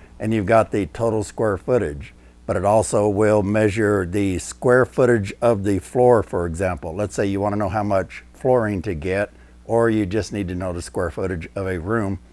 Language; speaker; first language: English; native; English